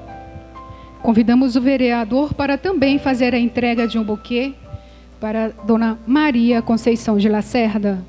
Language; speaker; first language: Portuguese; native; Portuguese